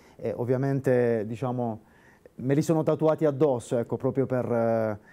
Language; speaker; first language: Italian; native; Italian